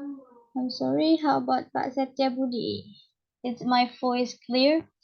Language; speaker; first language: English; non-native, learner; Indonesian